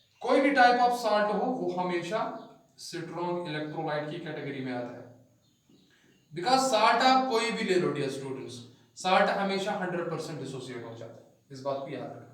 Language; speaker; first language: Hindi; non-native, local second language; Kashmiri